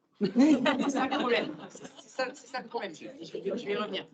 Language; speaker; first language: French; native; French